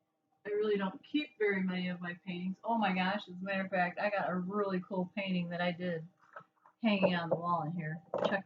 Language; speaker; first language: English; native; English